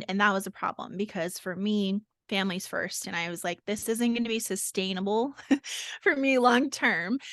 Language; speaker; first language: English; native; English